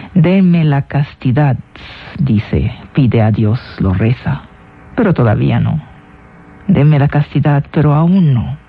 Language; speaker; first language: Spanish; non-native, fluent; Arabic